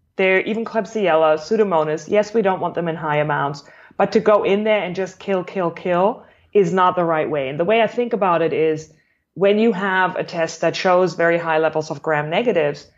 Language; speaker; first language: English; non-native, fluent; German